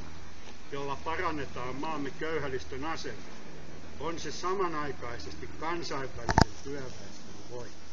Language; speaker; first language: Finnish; native; Finnish